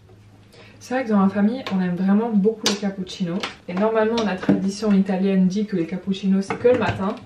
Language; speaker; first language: French; native; French